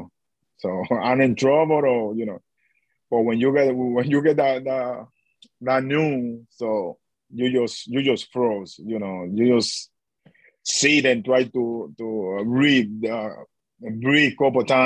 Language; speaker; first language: English; non-native, learner; Spanish